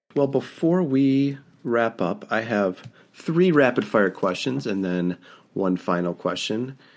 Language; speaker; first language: English; native; English